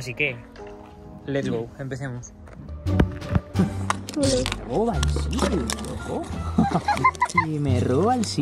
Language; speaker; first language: Spanish; native; Spanish